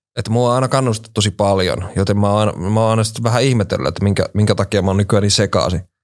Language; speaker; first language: Finnish; native; Finnish